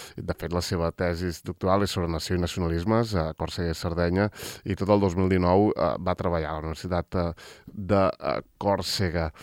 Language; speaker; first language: Catalan; native; Catalan